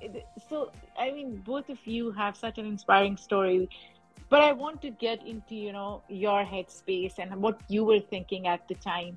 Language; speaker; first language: English; non-native, local second language; Urdu